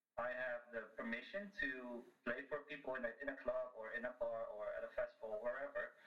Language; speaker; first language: English; non-native, fluent; Dutch